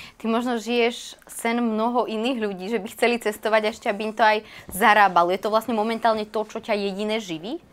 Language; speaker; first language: Slovak; native; Slovak